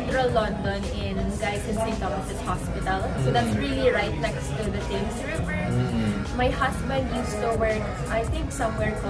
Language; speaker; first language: English; non-native, local second language; Cebuano